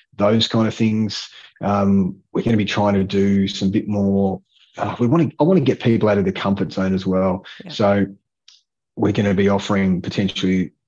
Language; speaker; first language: English; native; English